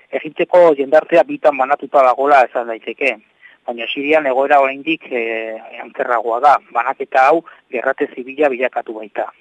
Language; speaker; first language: Basque; native; Basque